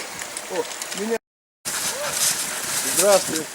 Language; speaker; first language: Russian; non-native, learner; Mongolian